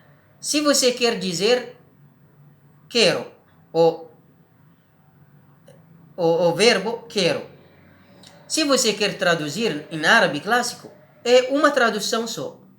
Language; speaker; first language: Portuguese; non-native, learner; Arabic